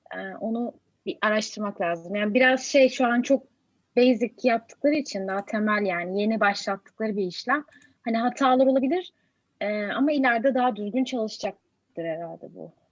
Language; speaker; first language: Turkish; native; Turkish